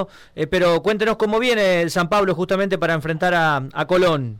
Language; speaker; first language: Spanish; native; Spanish